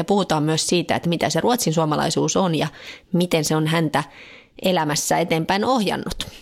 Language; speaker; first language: Finnish; native; Finnish